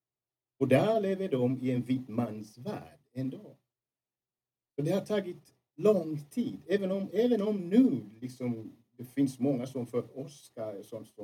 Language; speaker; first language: Swedish; non-native, fluent; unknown